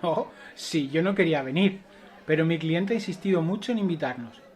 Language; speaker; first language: Spanish; native; Spanish